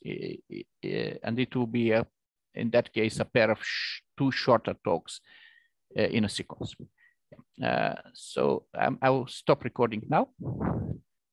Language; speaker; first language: English; non-native, fluent; Bulgarian